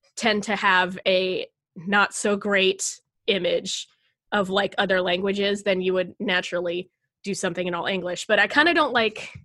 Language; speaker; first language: English; native; English